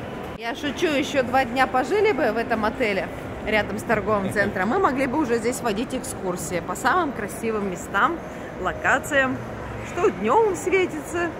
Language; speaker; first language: Russian; native; Russian